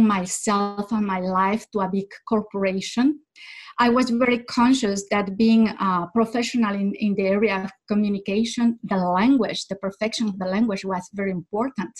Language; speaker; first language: English; non-native, fluent; Spanish